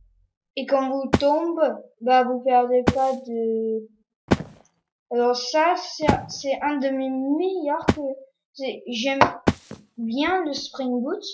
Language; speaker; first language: French; non-native, learner; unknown